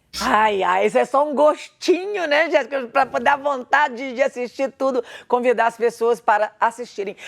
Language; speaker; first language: Portuguese; native; Portuguese